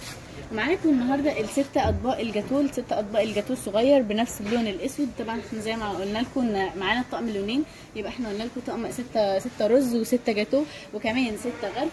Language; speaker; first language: Arabic; native; Arabic